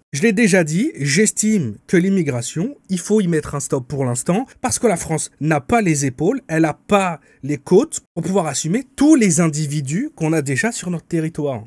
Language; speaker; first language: French; native; French